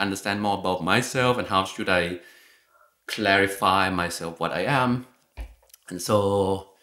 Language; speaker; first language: English; non-native, fluent; Thai